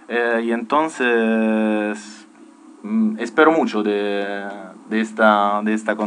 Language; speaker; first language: Spanish; non-native, fluent; Italian